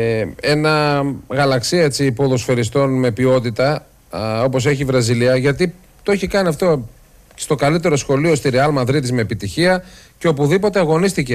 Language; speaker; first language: Greek; native; Greek